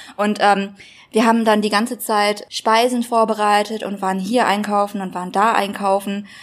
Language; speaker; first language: German; early bilingual, other home language; Vietnamese